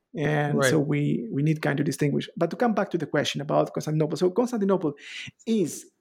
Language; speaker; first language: English; non-native, fluent; Greek